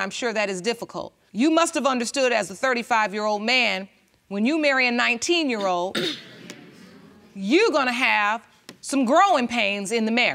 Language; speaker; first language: English; native; English